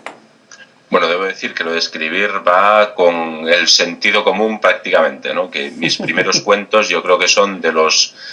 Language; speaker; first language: Spanish; native; Spanish